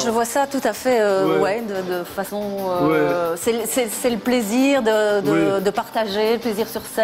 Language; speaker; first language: French; native; French